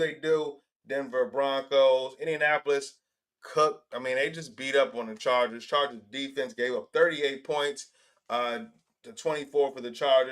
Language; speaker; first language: English; native; English